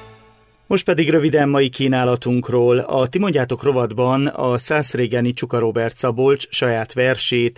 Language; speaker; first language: Hungarian; native; Hungarian